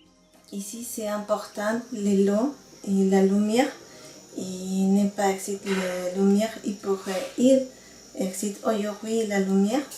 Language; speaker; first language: French; non-native, learner; Spanish